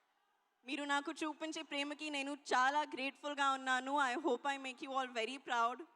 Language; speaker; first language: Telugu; non-native, learner; Hindi